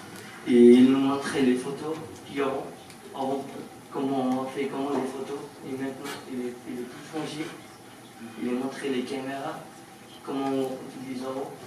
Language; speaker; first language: French; non-native, learner; Hindi